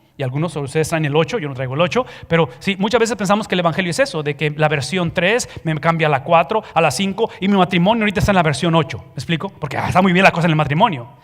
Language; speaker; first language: Spanish; early bilingual, heritage; Spanish